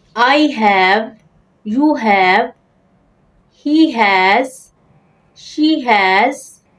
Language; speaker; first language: English; non-native, local second language; Urdu